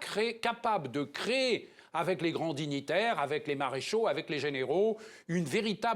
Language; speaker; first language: French; native; French